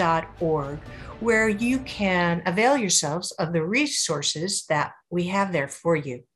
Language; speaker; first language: English; native; English